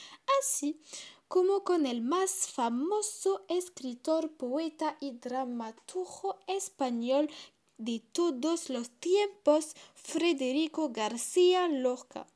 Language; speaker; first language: Spanish; non-native, learner; French